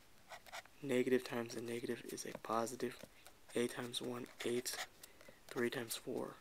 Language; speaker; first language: English; native; English